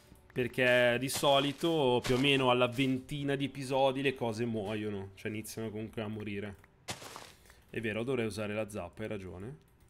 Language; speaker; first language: Italian; native; Italian